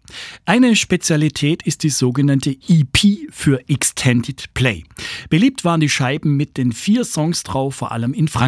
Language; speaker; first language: German; native; German